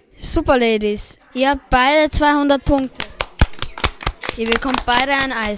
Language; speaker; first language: German; native; German